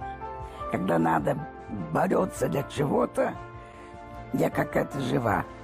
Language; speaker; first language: Russian; early bilingual, heritage; Russian